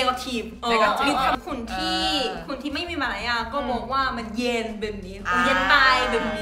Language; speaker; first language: Thai; non-native, fluent; Korean